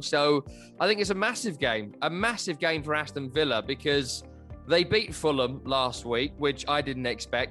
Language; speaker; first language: English; native; English